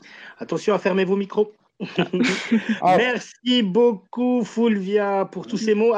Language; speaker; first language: French; native; French